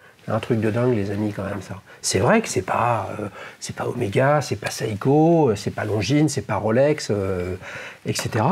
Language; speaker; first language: French; native; French